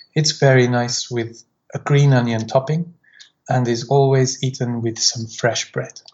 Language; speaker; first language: English; native; English